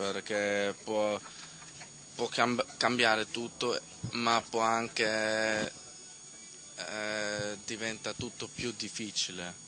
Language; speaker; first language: Italian; non-native, learner; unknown